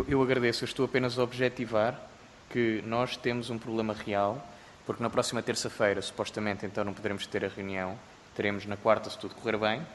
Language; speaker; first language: Portuguese; native; Portuguese